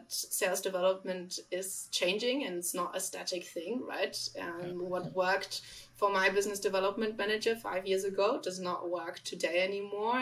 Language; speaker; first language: English; non-native, fluent; German